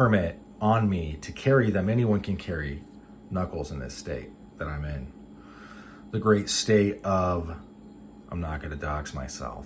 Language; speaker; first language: English; native; English